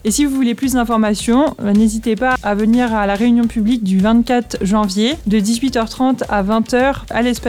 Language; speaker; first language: French; native; French